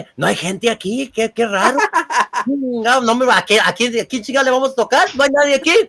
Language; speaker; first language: Spanish; early bilingual, other home language; English